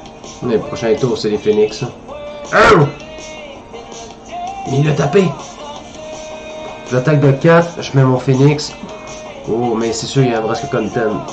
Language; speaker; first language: French; native; French